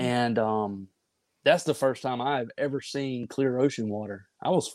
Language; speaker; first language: English; native; English